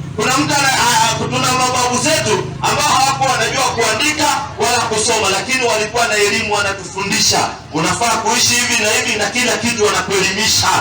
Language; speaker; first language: Swahili; non-native, local second language; Kikuyu